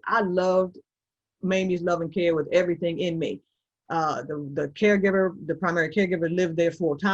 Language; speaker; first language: English; native; English